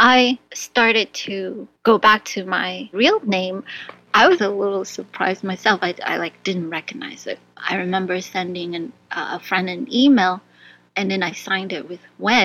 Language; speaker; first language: English; native; English